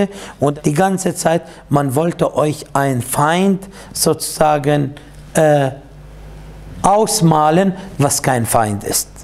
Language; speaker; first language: German; non-native, fluent; Arabic